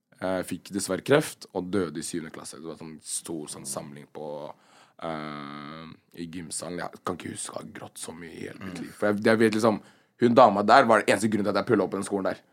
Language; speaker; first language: Norwegian; early bilingual, other home language; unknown